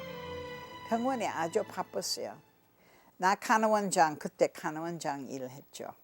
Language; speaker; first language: Korean; early bilingual, heritage; English